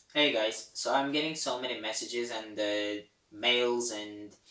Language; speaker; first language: English; non-native, fluent; Azerbaijani